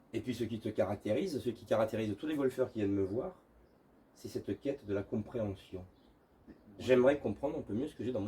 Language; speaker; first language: French; native; French